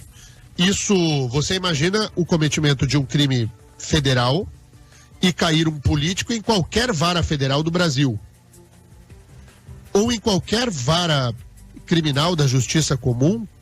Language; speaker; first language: Portuguese; native; Portuguese